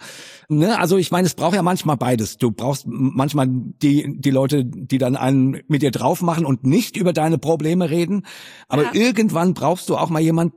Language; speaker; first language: German; native; German